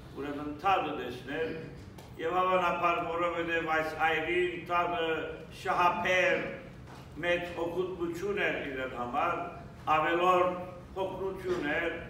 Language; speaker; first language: Armenian; early bilingual, heritage; Armenian